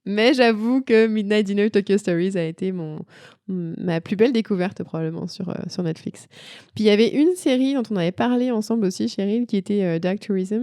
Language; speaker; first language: French; native; French